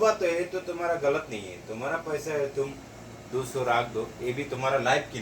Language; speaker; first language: Hindi; non-native, learner; Bangla